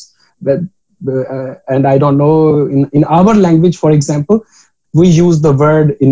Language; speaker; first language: English; non-native, local second language; Urdu